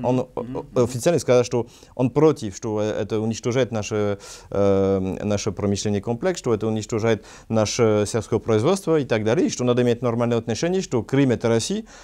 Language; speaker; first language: Russian; non-native, learner; French